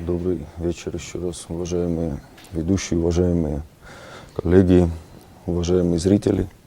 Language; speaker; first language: Russian; non-native, local second language; Ossetic